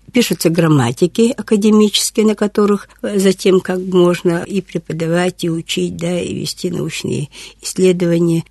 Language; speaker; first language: Russian; non-native, local second language; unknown